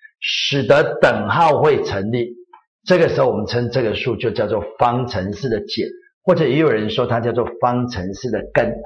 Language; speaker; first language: Chinese; native; Chinese